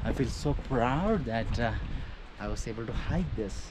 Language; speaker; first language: English; non-native, local second language; Kannada